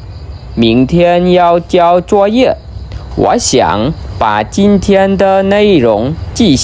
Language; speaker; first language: Chinese; non-native, fluent; Khmer